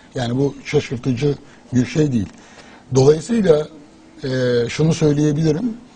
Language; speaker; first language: Turkish; native; Turkish